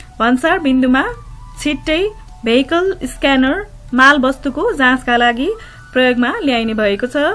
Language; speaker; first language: Nepali; native; Nepali